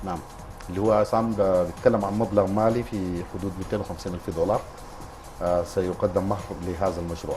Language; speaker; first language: Arabic; native; Arabic